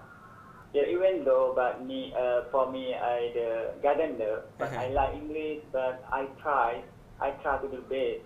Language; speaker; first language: English; non-native, learner; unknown